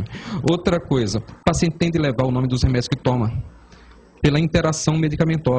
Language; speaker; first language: Portuguese; native; Portuguese